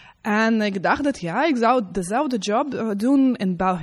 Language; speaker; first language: Dutch; non-native, learner; Russian